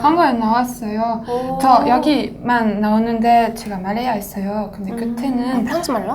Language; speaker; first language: Korean; non-native, fluent; French